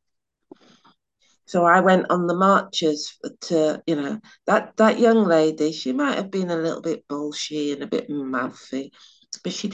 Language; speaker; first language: English; native; English